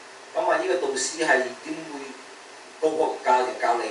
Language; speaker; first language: Cantonese; early bilingual, heritage; Cantonese